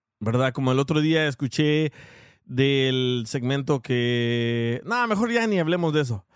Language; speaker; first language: Spanish; early bilingual, heritage; Spanish